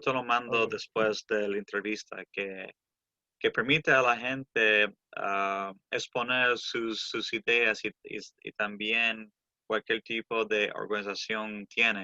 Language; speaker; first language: Spanish; early bilingual, heritage; English